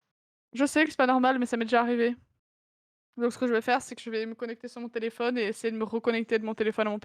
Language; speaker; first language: French; native; French